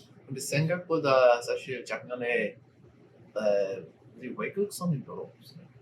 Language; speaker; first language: Korean; non-native, learner; English